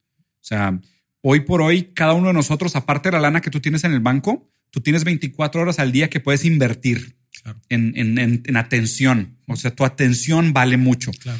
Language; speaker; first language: Spanish; early bilingual, other home language; Portuguese